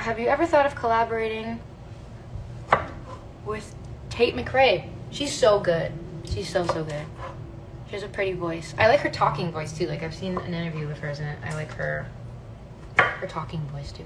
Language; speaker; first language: English; early bilingual, other home language; Italian